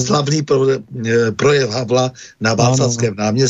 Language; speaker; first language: Czech; native; Czech